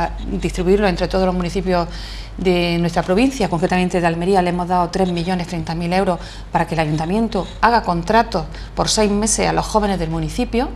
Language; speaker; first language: Spanish; native; Spanish